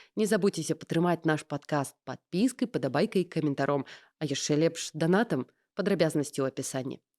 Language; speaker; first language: Belarusian; non-native, local second language; Russian